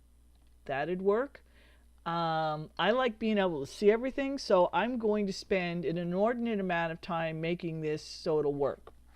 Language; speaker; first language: English; native; English